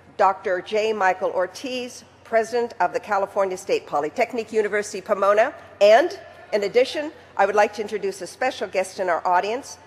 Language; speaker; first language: English; native; English